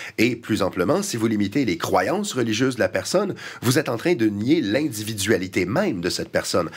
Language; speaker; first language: French; native; French